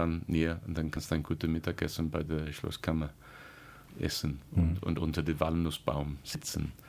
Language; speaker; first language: German; non-native, learner; English